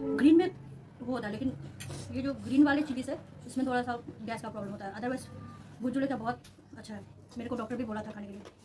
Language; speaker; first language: Hindi; non-native, local second language; Bangla